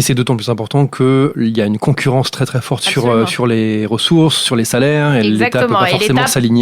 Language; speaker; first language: French; native; French